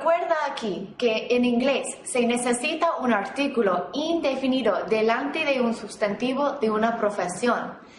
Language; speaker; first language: Spanish; non-native, fluent; English